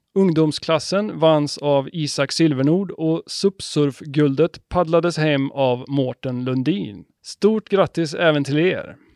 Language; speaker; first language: Swedish; native; Swedish